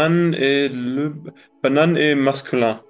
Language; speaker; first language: French; non-native, learner; German